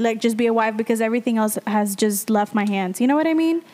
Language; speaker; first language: English; early bilingual, other home language; Spanish